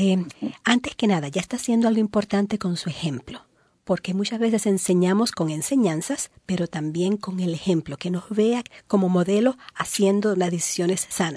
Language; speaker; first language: Spanish; native; Spanish